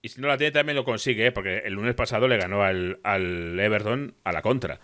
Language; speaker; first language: Spanish; native; Spanish